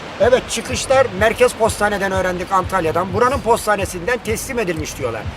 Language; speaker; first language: Turkish; native; Turkish